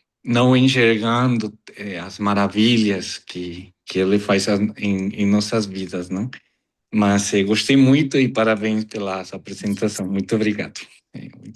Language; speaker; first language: Portuguese; non-native, fluent; Spanish